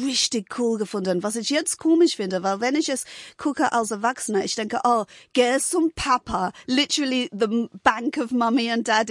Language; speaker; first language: German; non-native, fluent; English